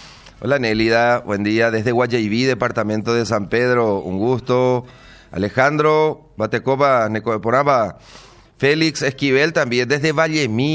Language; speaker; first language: Spanish; native; Spanish